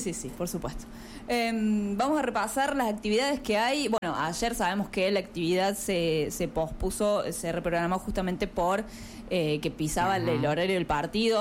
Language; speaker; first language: Spanish; native; Spanish